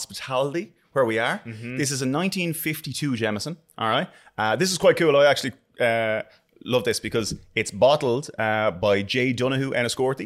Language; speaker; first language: English; native; English